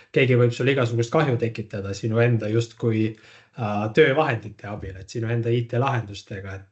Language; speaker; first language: Estonian; native; Estonian